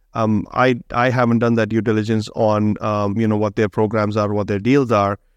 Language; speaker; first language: English; non-native, local second language; Hindi